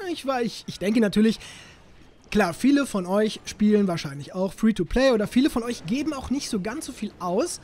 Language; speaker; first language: German; native; German